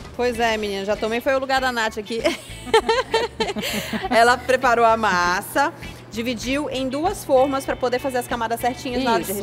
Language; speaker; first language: Portuguese; native; Portuguese